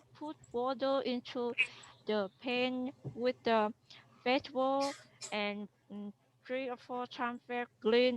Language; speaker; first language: English; non-native, learner; Vietnamese